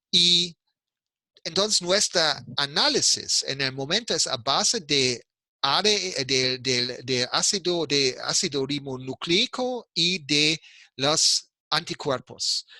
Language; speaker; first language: Spanish; non-native, fluent; German